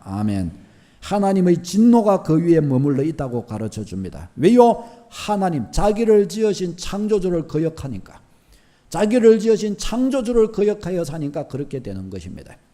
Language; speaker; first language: Korean; native; Korean